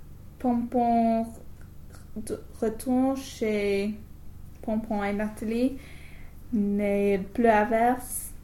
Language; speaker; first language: French; non-native, learner; English